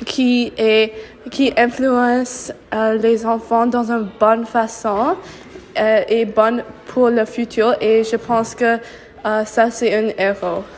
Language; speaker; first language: French; non-native, learner; English